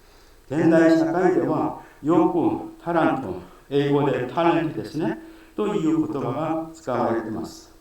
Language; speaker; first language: Japanese; non-native, fluent; Korean